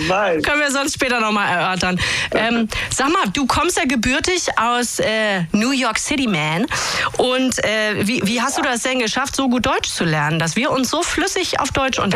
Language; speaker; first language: German; native; German